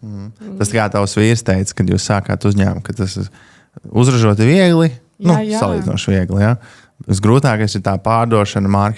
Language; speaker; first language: Latvian; native; Latvian